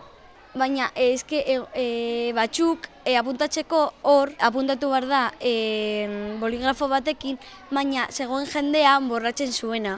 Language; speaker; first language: Basque; non-native, local second language; Spanish